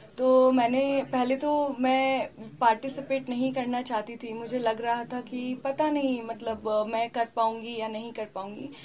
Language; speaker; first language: Hindi; native; Hindi